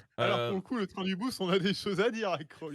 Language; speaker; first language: French; native; French